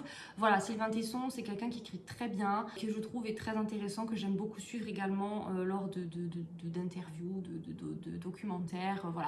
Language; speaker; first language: French; native; French